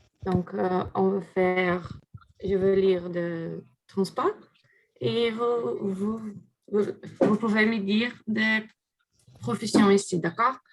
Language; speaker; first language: French; non-native, fluent; Portuguese